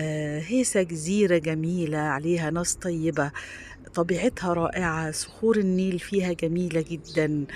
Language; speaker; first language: Arabic; native; Arabic